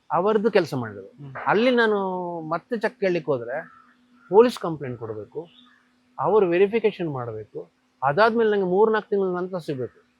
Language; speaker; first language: Kannada; non-native, local second language; Tulu